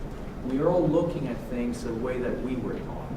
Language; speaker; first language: English; native; English